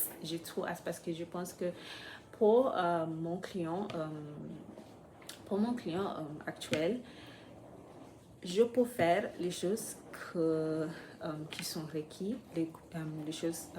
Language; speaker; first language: French; non-native, fluent; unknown